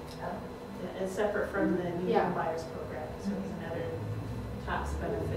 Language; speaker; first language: English; native; English